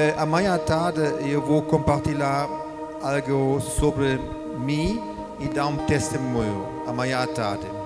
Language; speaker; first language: Portuguese; non-native, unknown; German